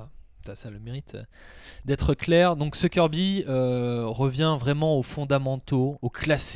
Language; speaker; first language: French; native; French